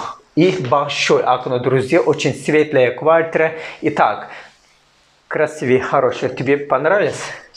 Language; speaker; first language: Russian; non-native, learner; Turkish